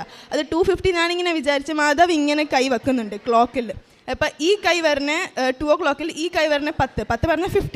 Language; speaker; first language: Malayalam; early bilingual, heritage; Malayalam